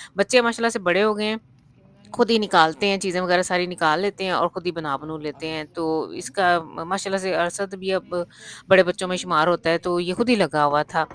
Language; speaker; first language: Urdu; non-native, local second language; Punjabi